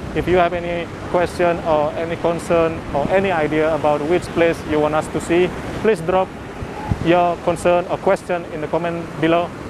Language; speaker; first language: English; non-native, fluent; Indonesian